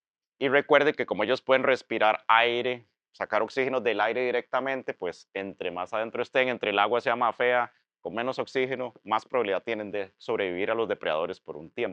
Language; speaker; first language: Spanish; native; Spanish